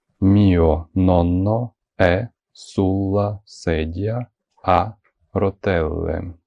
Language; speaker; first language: Italian; non-native, fluent; Ukrainian